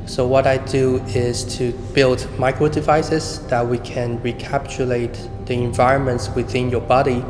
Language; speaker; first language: English; non-native, fluent; Chinese